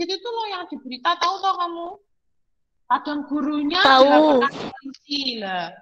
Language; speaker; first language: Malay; non-native, local second language; Javanese